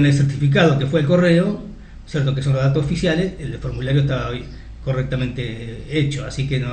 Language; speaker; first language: Spanish; native; Spanish